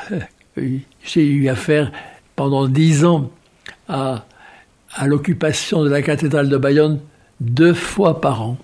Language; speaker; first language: French; native; French